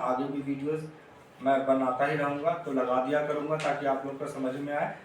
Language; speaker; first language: Hindi; native; Hindi